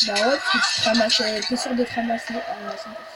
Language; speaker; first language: French; native; French